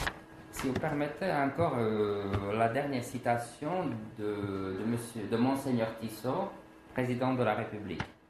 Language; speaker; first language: French; non-native, fluent; Slovak